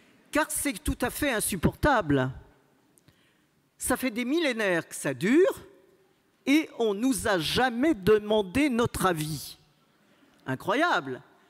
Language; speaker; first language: French; native; French